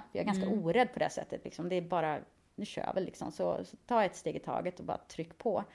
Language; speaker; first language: Swedish; native; Swedish